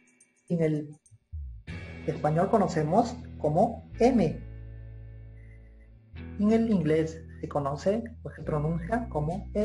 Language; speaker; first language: Spanish; non-native, local second language; Quechua